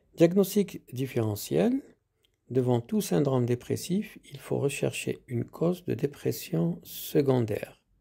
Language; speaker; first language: French; non-native, local second language; Arabic